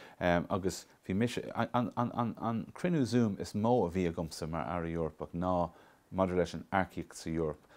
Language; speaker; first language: Irish; non-native, local second language; English